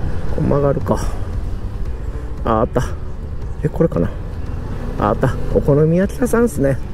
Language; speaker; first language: Japanese; native; Japanese